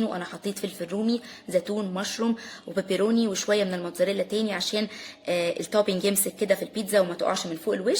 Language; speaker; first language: Arabic; native; Arabic